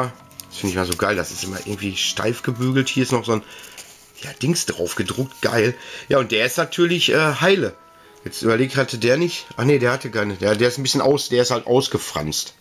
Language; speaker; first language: German; native; German